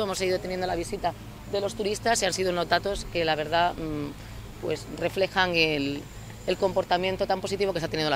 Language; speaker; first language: Spanish; native; Spanish